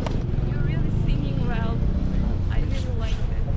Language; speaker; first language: English; non-native, learner; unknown